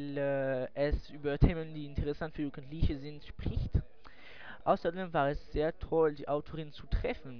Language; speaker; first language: German; non-native, learner; French